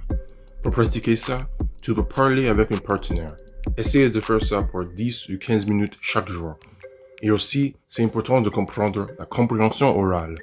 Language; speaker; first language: French; non-native, fluent; English